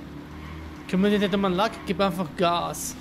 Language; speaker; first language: German; native; German